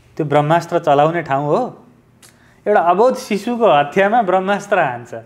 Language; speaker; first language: Nepali; native; Nepali